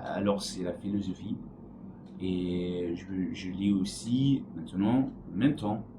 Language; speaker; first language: French; non-native, learner; Arabic